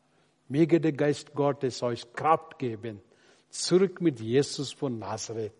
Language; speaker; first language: German; non-native, learner; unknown